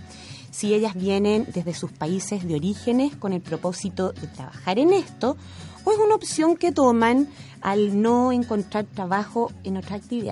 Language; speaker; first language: Spanish; native; Spanish